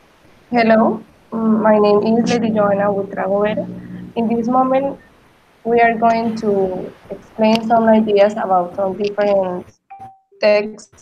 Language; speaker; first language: English; non-native, learner; Spanish